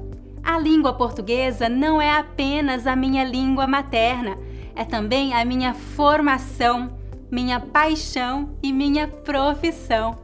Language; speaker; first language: English; non-native, fluent; Portuguese